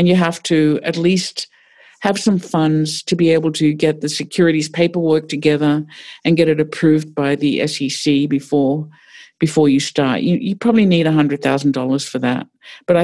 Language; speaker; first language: English; native; English